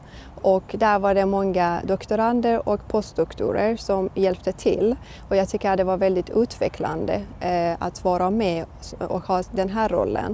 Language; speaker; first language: Swedish; non-native, fluent; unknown